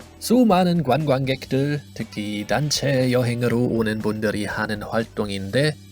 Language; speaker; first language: Korean; non-native, fluent; German